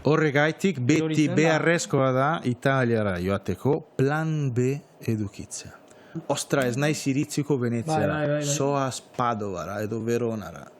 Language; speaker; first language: Basque; non-native, fluent; Italian